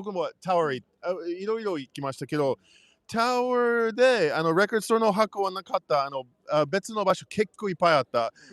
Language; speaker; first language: Japanese; non-native, learner; English